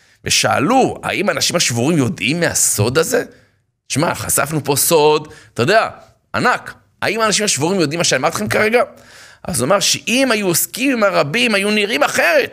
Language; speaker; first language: Hebrew; native; Hebrew